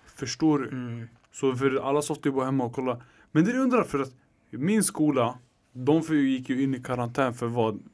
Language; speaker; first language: Swedish; native; Swedish